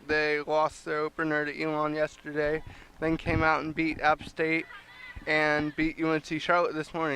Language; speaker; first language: English; native; English